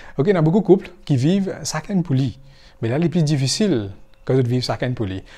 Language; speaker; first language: French; non-native, local second language; Morisyen